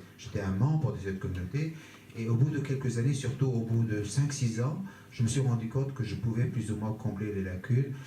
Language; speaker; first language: French; non-native, fluent; Kurdish